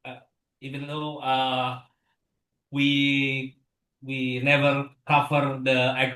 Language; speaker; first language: English; non-native, learner; Indonesian